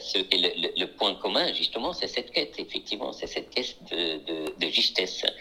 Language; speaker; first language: French; non-native, local second language; Arabic